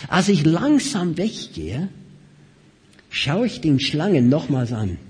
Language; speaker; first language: German; non-native, fluent; English